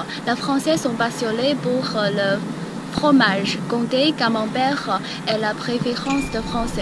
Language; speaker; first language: French; non-native, learner; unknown